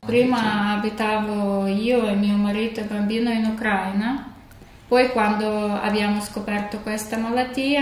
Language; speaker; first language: Italian; non-native, learner; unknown